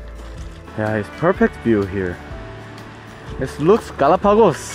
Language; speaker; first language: English; non-native, learner; Korean